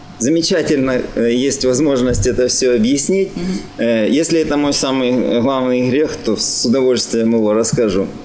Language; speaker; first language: Russian; native; Russian